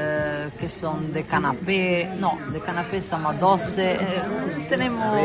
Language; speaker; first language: Spanish; non-native, fluent; Italian